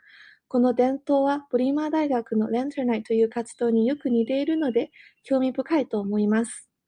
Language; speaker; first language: Japanese; non-native, learner; English